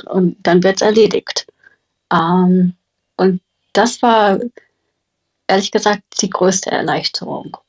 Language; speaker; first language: German; non-native, fluent; English